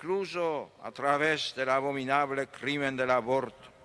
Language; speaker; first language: Spanish; non-native, fluent; Polish